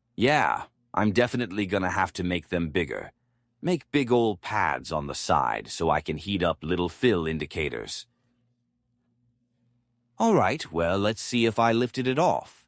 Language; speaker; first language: English; native; English